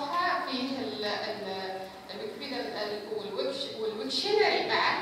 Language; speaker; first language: Arabic; native; Arabic